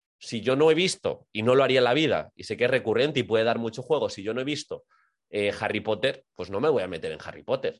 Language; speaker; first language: Spanish; native; Spanish